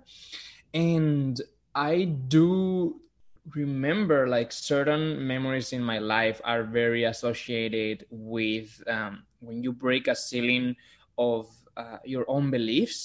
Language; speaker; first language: English; non-native, fluent; Spanish